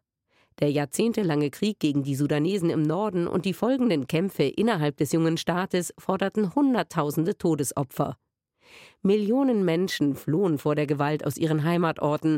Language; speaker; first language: German; native; German